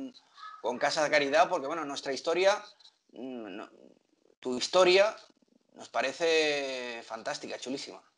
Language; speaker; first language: Spanish; native; Spanish